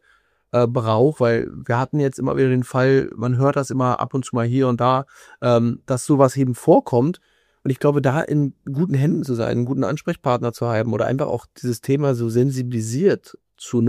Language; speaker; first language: German; native; German